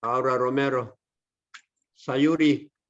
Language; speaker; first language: Spanish; non-native, learner; Korean